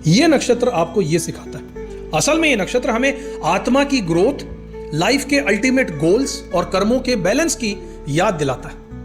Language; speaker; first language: Hindi; native; Hindi